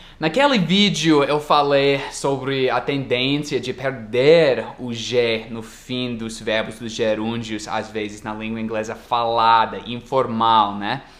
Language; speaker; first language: Portuguese; non-native, fluent; English